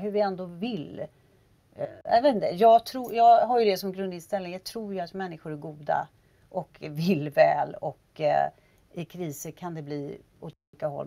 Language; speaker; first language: Swedish; native; Swedish